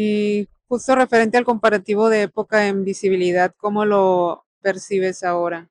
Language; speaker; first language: Spanish; native; Spanish